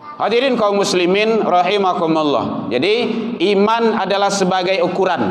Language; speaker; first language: Malay; non-native, local second language; Minangkabau